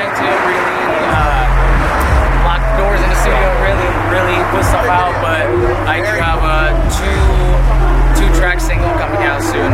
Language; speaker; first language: English; non-native, fluent; Russian